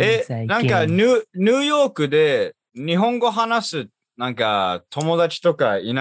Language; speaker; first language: Japanese; non-native, learner; English